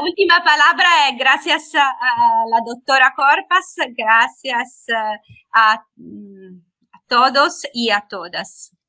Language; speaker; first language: Spanish; non-native, fluent; Italian